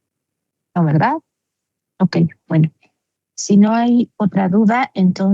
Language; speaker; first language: Spanish; native; Spanish